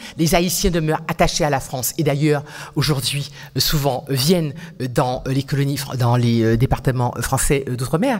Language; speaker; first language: French; native; French